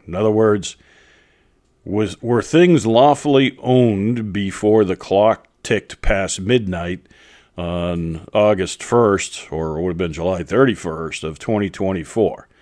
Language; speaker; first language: English; native; English